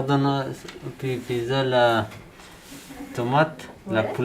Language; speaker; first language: French; non-native, learner; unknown